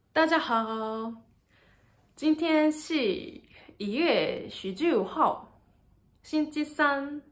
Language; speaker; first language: Chinese; non-native, learner; Japanese